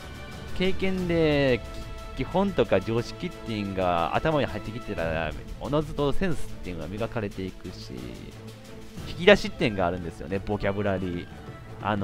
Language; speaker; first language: Japanese; native; Japanese